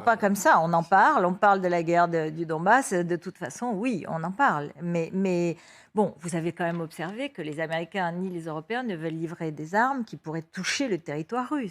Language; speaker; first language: French; native; French